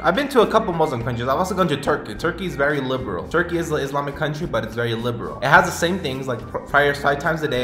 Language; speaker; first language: English; native; English